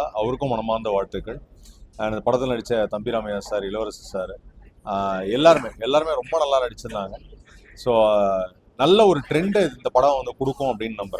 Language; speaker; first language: Tamil; native; Tamil